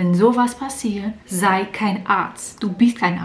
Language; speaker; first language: German; non-native, learner; Portuguese